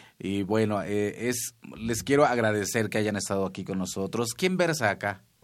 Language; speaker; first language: Spanish; non-native, local second language; Nahuatl languages